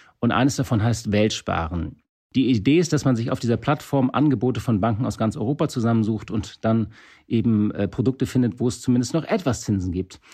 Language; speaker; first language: German; native; German